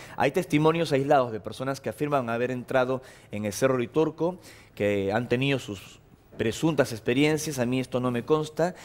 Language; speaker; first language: Spanish; native; Spanish